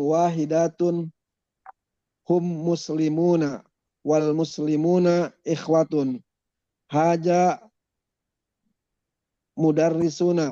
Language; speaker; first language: Arabic; non-native, learner; Indonesian